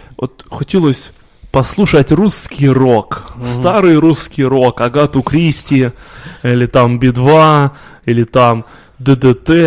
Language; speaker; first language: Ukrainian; non-native, local second language; Russian